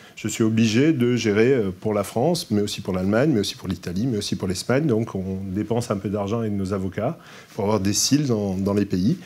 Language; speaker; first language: French; native; French